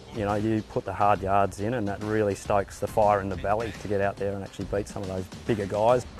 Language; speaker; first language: English; native; English